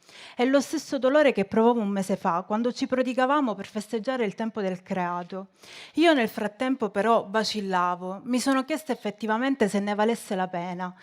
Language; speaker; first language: Italian; native; Italian